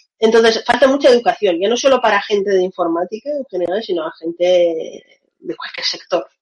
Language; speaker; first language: Spanish; early bilingual, other home language; Russian